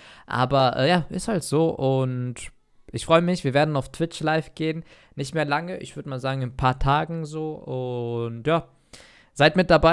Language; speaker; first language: German; native; German